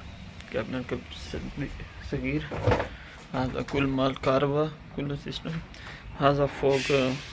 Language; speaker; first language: Arabic; non-native, learner; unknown